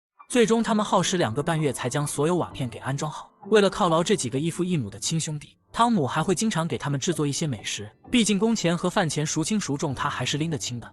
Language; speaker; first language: Chinese; native; Chinese